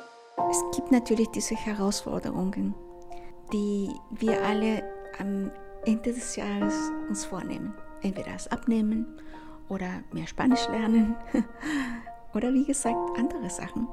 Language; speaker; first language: German; non-native, fluent; Spanish